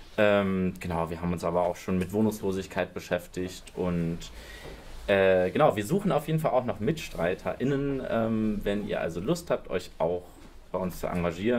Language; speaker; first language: German; native; German